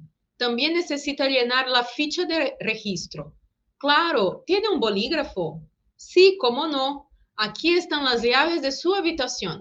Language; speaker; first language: Spanish; non-native, fluent; Portuguese